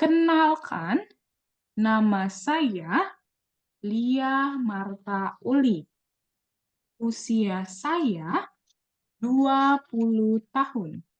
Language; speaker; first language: Indonesian; non-native, fluent; English